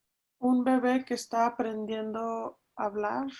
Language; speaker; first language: Spanish; early bilingual, heritage; Spanish